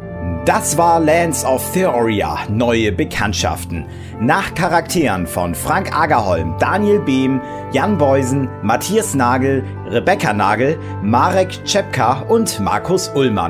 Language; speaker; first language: German; native; German